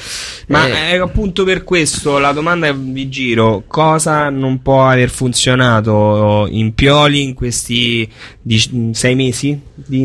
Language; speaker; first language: Italian; native; Italian